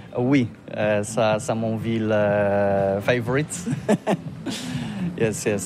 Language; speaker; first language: French; non-native, learner; Polish